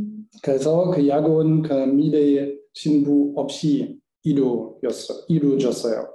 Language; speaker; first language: Korean; non-native, learner; German